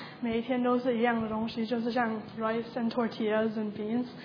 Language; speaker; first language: Chinese; early bilingual, heritage; Chinese